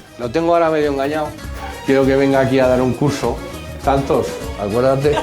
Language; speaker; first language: Spanish; native; Spanish